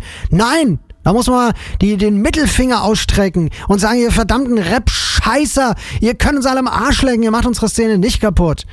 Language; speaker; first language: German; native; German